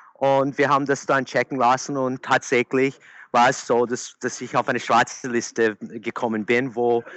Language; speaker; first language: German; early bilingual, other home language; English